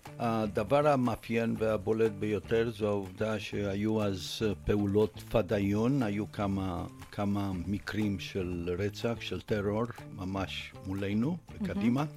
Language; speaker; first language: Hebrew; non-native, fluent; Romanian